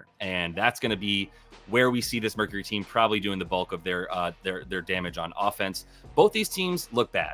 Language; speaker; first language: English; native; English